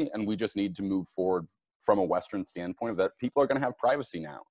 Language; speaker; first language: English; native; English